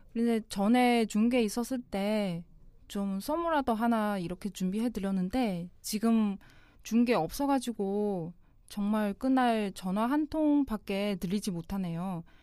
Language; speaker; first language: Korean; non-native, fluent; Chinese